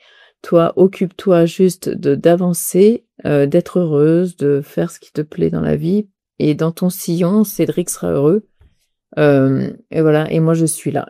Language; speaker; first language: French; native; French